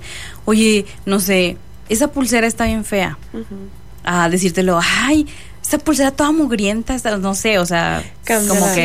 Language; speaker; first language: Spanish; native; Spanish